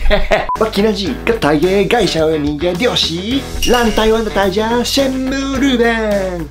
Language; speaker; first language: Chinese; non-native, fluent; Japanese